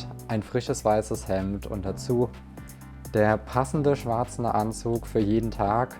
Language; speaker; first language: German; native; German